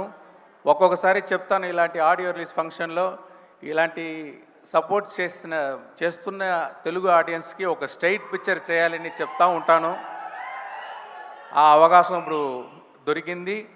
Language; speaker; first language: Telugu; non-native, local second language; Tamil